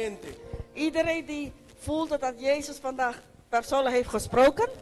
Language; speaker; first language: Dutch; non-native, local second language; Papiamento